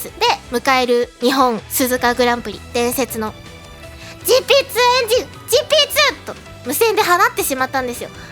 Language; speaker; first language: Japanese; native; Japanese